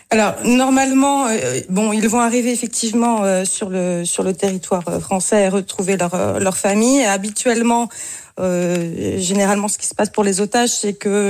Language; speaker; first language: French; native; French